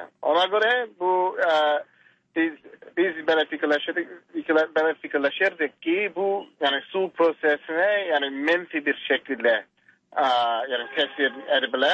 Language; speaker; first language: Turkish; non-native, learner; English